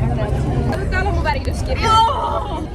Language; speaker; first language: Finnish; native; Finnish